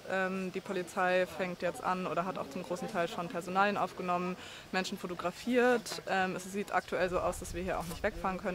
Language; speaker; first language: German; native; German